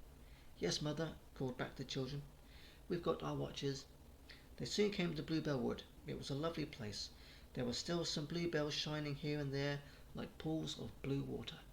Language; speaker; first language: English; native; English